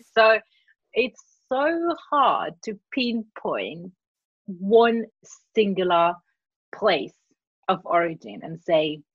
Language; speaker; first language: English; non-native, fluent; Greek